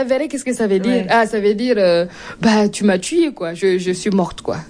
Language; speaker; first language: French; non-native, local second language; Mossi